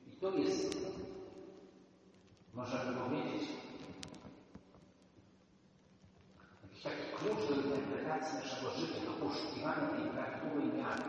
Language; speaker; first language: Polish; native; Polish